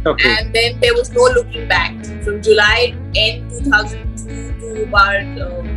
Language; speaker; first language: English; non-native, local second language; Hindi